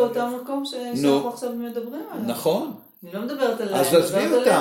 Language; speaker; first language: Hebrew; native; Hebrew